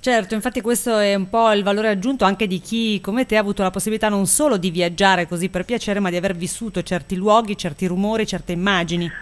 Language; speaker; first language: Italian; native; Italian